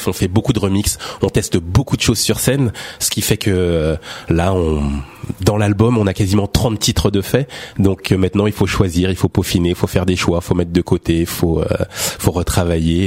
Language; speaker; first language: French; native; French